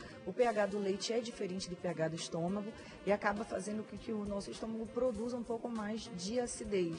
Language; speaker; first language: Portuguese; native; Portuguese